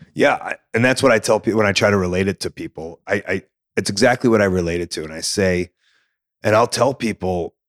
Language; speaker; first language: English; native; English